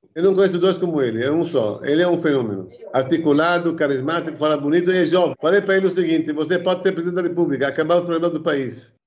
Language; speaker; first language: Portuguese; early bilingual, other home language; Arabic